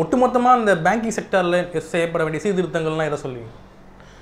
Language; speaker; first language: Tamil; native; Tamil